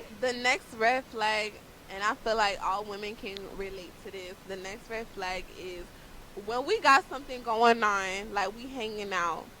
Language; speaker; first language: English; native; English